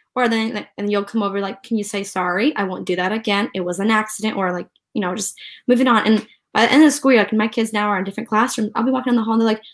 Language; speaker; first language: English; early bilingual, other home language; Ukrainian